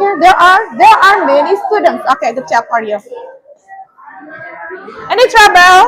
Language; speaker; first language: English; non-native, learner; Indonesian